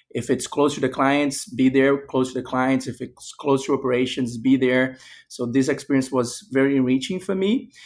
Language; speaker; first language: English; non-native, fluent; Portuguese